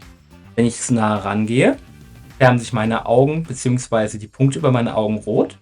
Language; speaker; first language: German; native; German